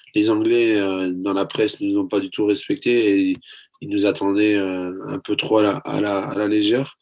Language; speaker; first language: French; native; French